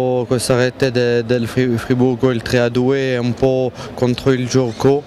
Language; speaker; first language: Italian; non-native, local second language; French